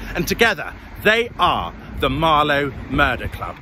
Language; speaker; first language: English; native; English